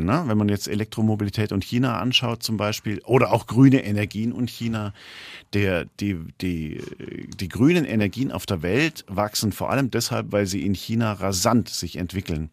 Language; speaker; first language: German; native; German